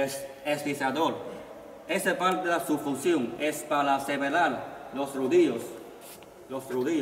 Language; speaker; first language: Spanish; non-native, learner; Chinese